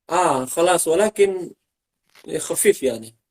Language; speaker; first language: Arabic; non-native, fluent; Indonesian